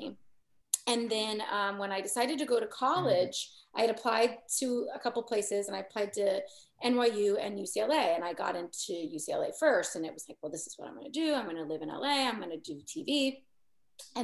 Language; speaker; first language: English; native; English